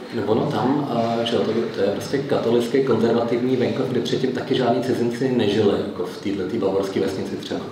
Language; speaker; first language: Czech; native; Czech